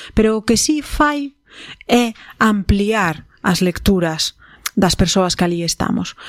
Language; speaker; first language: Galician; non-native, local second language; Spanish